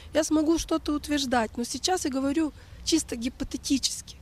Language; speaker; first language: Russian; non-native, local second language; Ukrainian